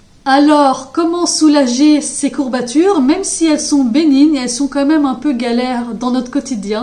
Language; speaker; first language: French; native; French